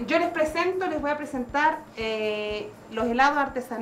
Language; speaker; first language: Spanish; native; Spanish